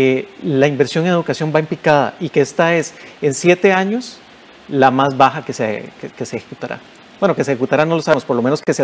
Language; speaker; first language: Spanish; native; Spanish